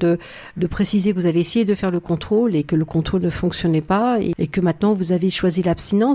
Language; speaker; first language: French; native; French